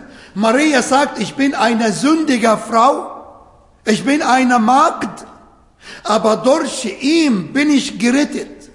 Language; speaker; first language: German; non-native, fluent; Arabic